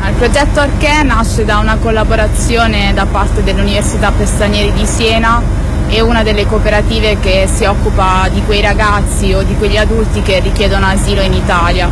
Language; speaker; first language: Italian; native; Italian